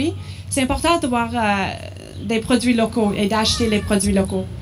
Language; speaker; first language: French; non-native, learner; English